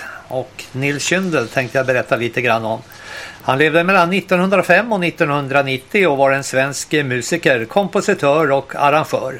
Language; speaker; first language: Swedish; native; Swedish